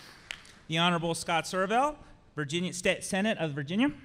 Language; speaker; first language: English; native; English